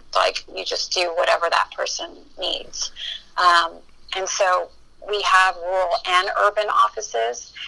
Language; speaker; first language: English; early bilingual, other home language; Spanish